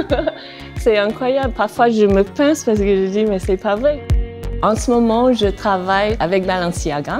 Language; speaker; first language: French; non-native, fluent; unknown